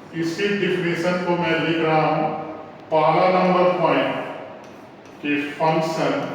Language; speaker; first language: Hindi; native; Hindi